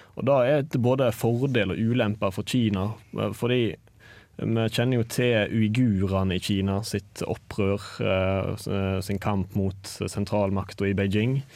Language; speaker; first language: Norwegian; native; Norwegian